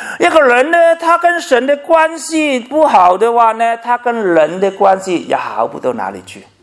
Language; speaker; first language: Chinese; non-native, local second language; Cantonese